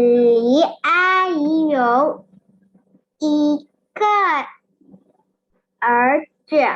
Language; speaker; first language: Chinese; non-native, learner; Indonesian